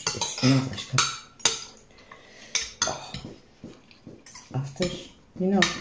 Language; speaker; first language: English; non-native, learner; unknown